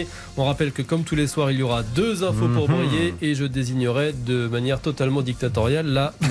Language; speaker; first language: French; native; French